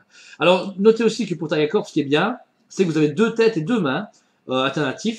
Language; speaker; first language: French; native; French